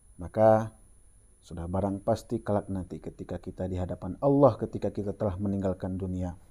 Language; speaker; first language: Indonesian; non-native, local second language; Achinese